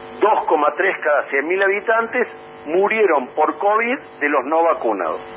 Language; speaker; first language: Spanish; native; Spanish